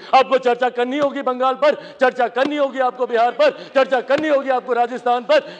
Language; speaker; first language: Hindi; native; Hindi